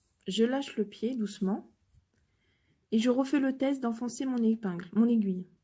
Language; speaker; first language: French; native; French